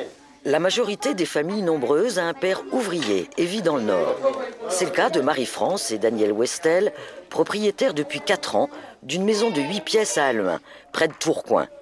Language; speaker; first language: French; native; French